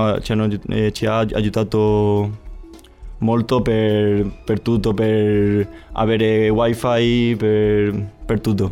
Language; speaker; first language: Italian; non-native, learner; Spanish